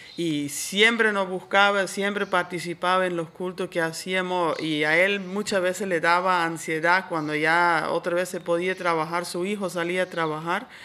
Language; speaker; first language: Spanish; non-native, fluent; Swiss German